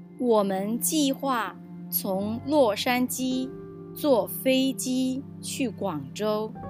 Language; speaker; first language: Chinese; early bilingual, heritage; English